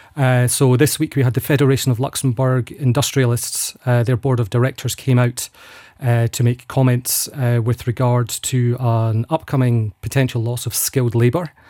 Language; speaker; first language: English; native; English